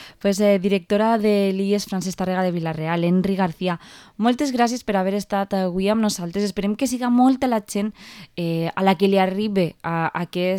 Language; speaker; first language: Catalan; native; Catalan